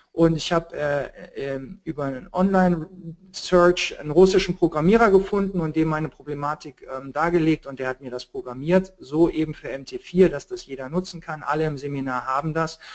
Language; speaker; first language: German; native; German